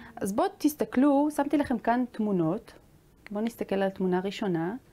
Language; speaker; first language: Hebrew; native; Hebrew